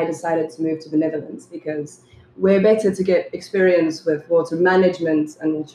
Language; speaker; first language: English; native; English